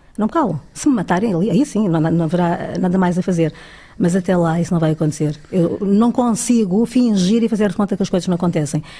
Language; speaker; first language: Portuguese; early bilingual, other home language; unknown